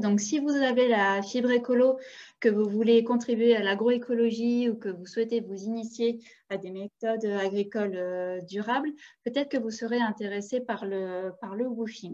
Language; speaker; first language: French; native; French